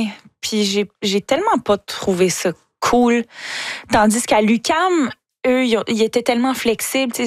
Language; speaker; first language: French; native; French